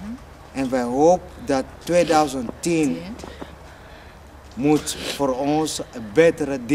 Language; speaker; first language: Dutch; non-native, learner; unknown